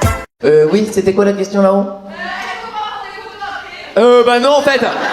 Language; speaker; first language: French; native; French